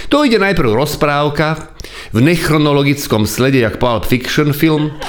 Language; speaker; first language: Slovak; non-native, local second language; Hungarian